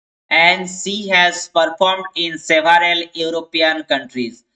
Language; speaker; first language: English; non-native, local second language; Bangla